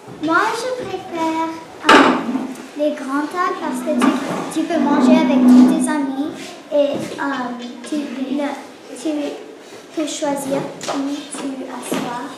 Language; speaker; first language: French; non-native, learner; English